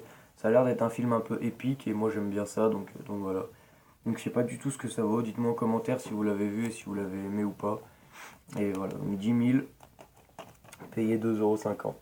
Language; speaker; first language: French; native; French